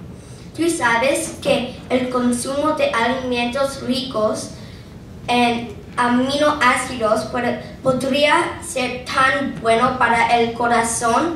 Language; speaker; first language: Spanish; non-native, learner; English